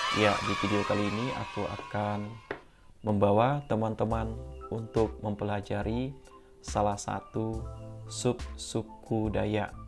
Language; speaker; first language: Indonesian; non-native, local second language; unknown